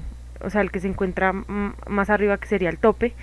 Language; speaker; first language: Spanish; native; Spanish